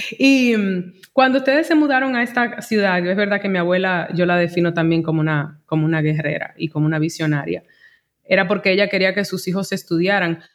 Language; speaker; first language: Spanish; native; Spanish